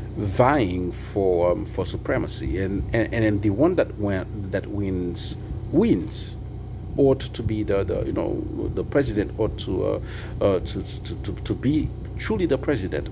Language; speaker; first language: English; non-native, local second language; Haitian Creole